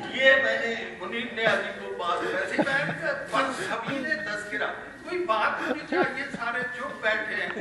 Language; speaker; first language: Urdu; non-native, local second language; Punjabi